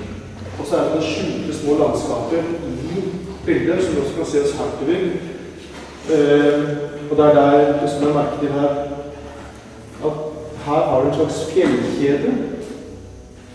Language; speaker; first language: Norwegian; native; Norwegian